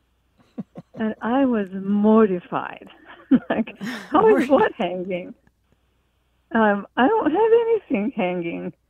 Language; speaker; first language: English; non-native, fluent; Hungarian